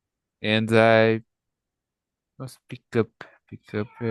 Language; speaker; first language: English; non-native, learner; Portuguese